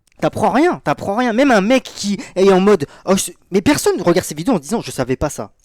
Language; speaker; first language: French; native; French